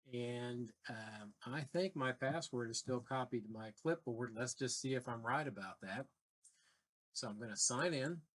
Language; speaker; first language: English; native; English